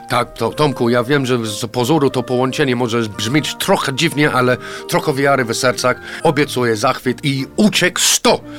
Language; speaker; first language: Polish; non-native, fluent; English